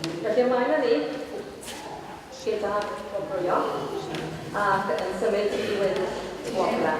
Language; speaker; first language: Welsh; native; Welsh